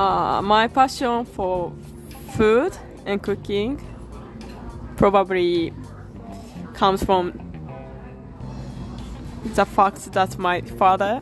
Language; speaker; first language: English; non-native, learner; Japanese